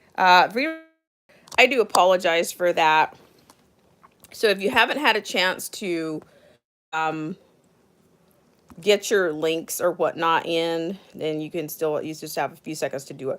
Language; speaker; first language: English; native; English